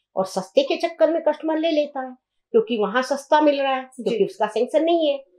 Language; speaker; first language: Hindi; native; Hindi